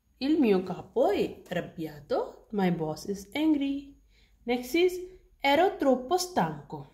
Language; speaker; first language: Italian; non-native, learner; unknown